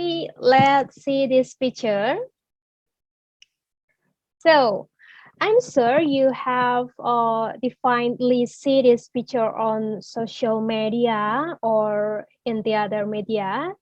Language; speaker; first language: English; non-native, learner; Indonesian